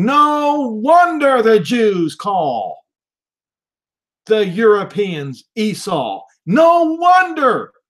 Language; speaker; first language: English; native; English